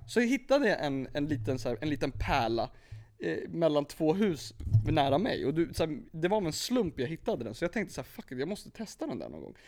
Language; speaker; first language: Swedish; early bilingual, other home language; Kurdish